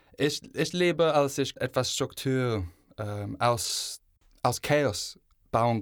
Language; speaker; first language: German; non-native, learner; English